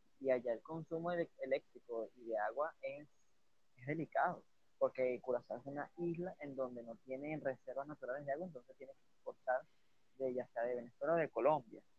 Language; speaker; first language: Spanish; native; Spanish